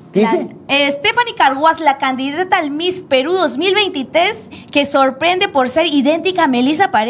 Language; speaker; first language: Spanish; native; Spanish